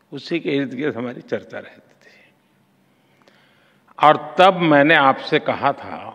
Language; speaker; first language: Hindi; non-native, local second language; Gujarati